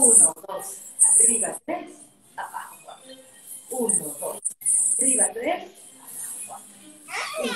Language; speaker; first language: Spanish; native; Spanish